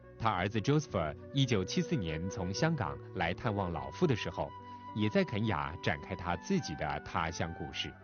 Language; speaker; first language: Chinese; non-native, local second language; Cantonese